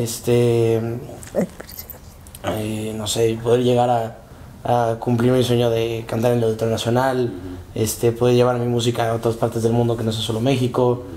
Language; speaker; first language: Spanish; native; Spanish